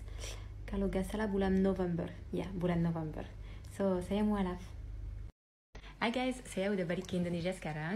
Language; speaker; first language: Indonesian; non-native, fluent; French